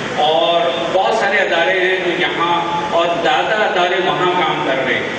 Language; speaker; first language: Urdu; native; Urdu